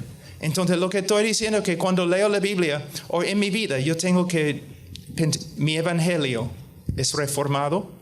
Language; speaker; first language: Spanish; non-native, fluent; English